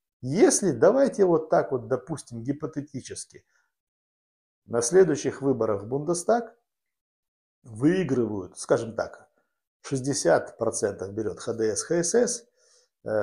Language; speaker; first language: Russian; native; Russian